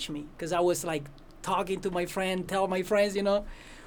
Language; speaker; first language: English; non-native, fluent; Spanish